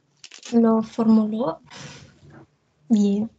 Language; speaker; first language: Spanish; non-native, learner; Russian